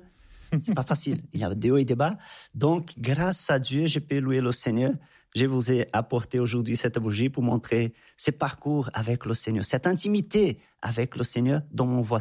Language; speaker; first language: French; non-native, fluent; Portuguese